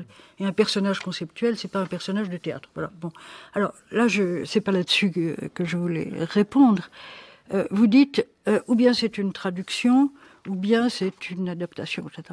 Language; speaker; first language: French; native; French